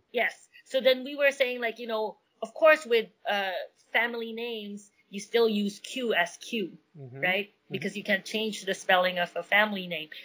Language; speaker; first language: English; non-native, local second language; Min Nan Chinese